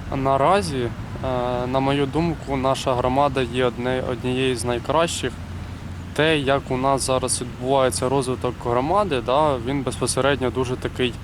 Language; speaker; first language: Ukrainian; native; Ukrainian